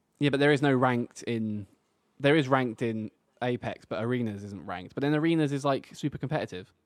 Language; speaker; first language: English; native; English